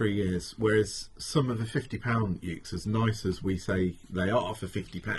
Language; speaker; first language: English; native; English